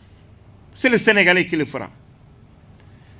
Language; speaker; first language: French; non-native, local second language; Wolof